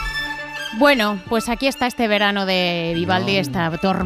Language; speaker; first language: Spanish; native; Spanish